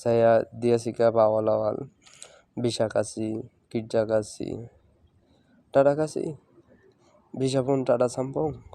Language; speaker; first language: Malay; non-native, learner; Bangla